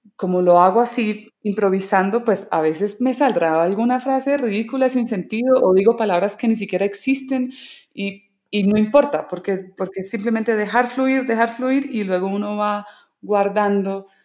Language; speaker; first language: Spanish; early bilingual, other home language; English